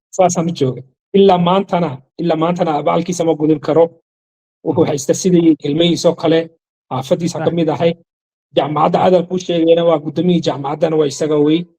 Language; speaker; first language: Somali; non-native, fluent; Urdu